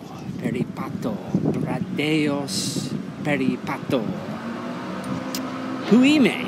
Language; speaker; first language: Greek; non-native, fluent; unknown